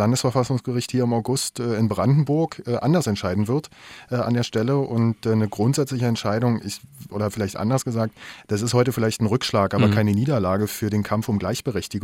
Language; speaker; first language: German; native; German